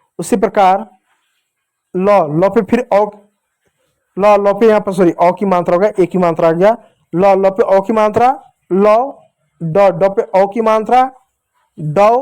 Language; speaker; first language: Hindi; native; Hindi